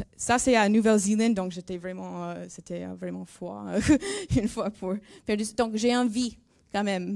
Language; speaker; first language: French; non-native, learner; English